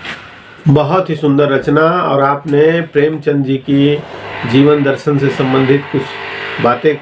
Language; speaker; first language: Hindi; native; Hindi